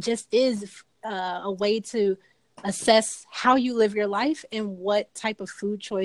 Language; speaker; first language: English; native; English